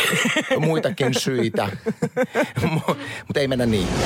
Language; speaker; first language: Finnish; native; Finnish